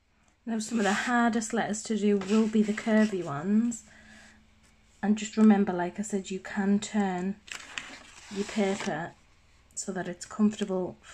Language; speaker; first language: English; native; English